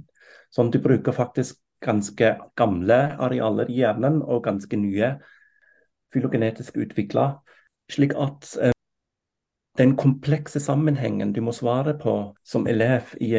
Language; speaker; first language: Norwegian; non-native, fluent; German